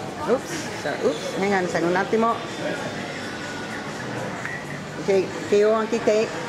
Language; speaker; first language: Italian; non-native, learner; English